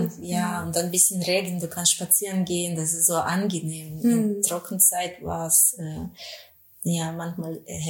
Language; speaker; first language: German; non-native, fluent; Russian